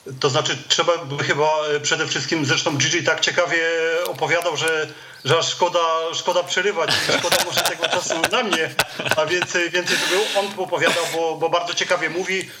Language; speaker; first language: Polish; native; Polish